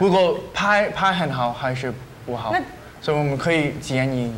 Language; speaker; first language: Chinese; non-native, learner; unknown